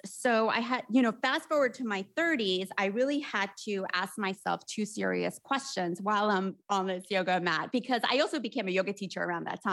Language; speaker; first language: English; early bilingual, other home language; Spanish